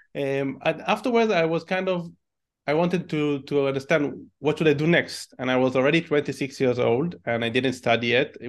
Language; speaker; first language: English; non-native, fluent; Hebrew